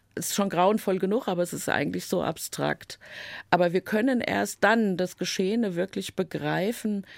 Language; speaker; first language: German; native; German